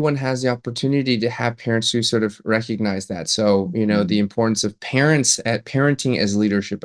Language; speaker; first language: English; native; English